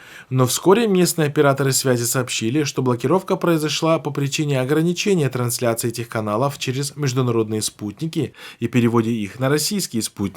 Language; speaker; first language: Russian; native; Russian